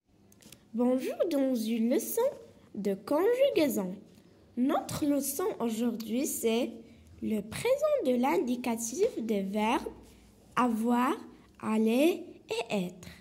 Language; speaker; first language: French; non-native, local second language; Arabic